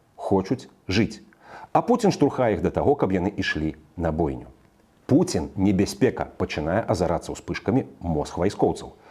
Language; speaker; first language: Belarusian; native; Belarusian